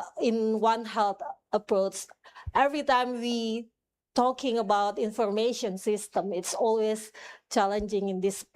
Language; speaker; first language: English; non-native, fluent; Indonesian